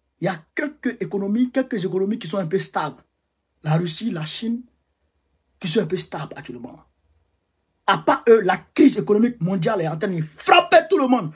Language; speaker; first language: French; non-native, local second language; Bambara